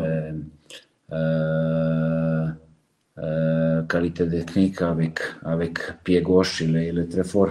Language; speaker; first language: French; non-native, learner; Serbian